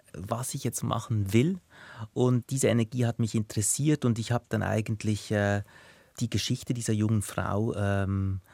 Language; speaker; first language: German; native; German